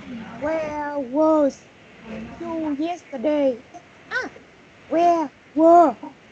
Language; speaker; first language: English; non-native, learner; Vietnamese